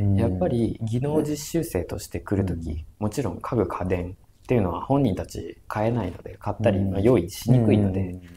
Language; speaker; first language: Japanese; non-native, fluent; Indonesian